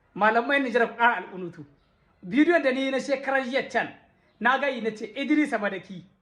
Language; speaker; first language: Hausa; native; Hausa